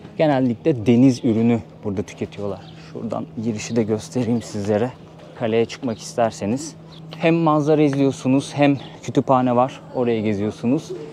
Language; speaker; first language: Turkish; native; Turkish